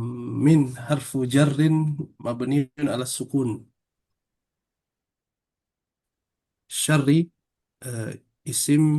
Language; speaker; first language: Arabic; non-native, learner; Indonesian